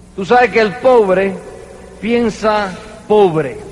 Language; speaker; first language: Spanish; early bilingual, heritage; Spanish